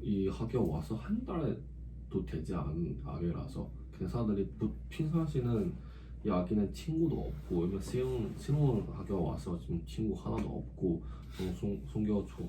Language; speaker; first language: Korean; non-native, learner; Chinese